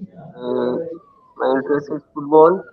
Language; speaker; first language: English; non-native, learner; Urdu